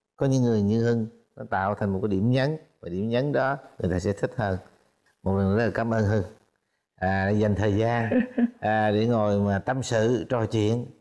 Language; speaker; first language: Vietnamese; native; Vietnamese